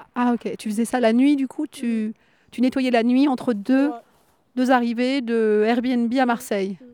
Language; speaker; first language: French; native; French